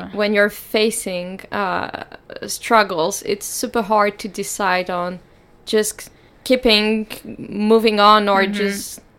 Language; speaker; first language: English; non-native, fluent; French